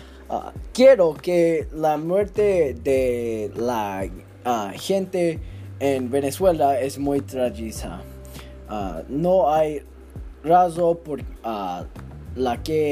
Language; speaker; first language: Spanish; non-native, learner; English